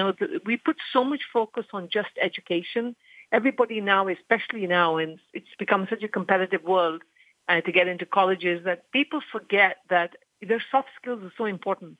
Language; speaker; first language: English; non-native, local second language; Punjabi